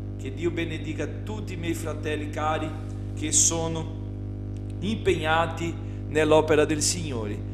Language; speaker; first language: Italian; non-native, fluent; Portuguese